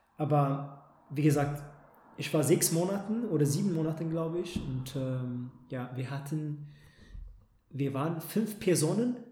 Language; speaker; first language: German; non-native, fluent; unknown